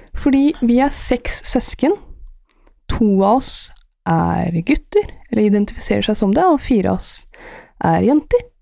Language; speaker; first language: Norwegian; early bilingual, other home language; Persian